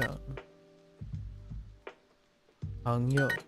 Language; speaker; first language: Chinese; non-native, learner; English